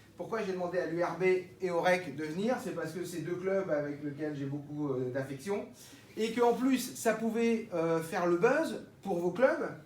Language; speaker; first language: French; native; French